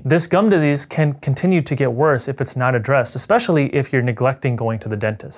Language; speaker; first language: English; native; English